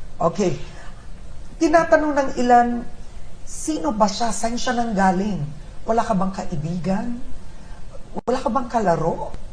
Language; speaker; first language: Filipino; native; Filipino